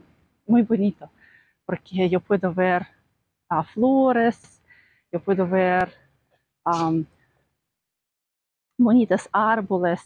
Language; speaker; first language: Spanish; non-native, fluent; Russian